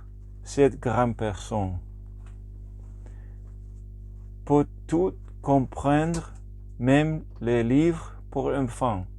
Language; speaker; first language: French; non-native, learner; Spanish